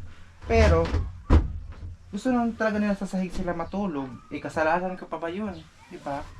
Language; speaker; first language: Filipino; native; Filipino